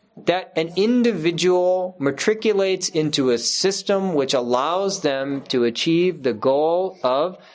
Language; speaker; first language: English; native; English